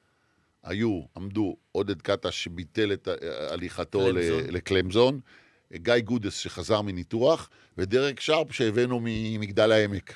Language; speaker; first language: Hebrew; native; Hebrew